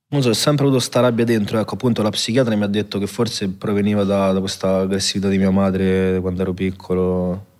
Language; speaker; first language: Italian; native; Italian